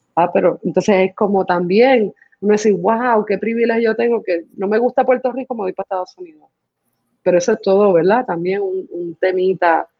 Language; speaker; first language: Spanish; early bilingual, other home language; English